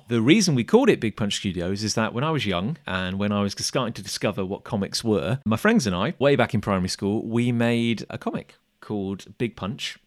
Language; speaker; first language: English; native; English